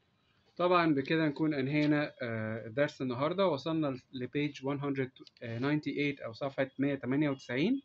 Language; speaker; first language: Arabic; native; Arabic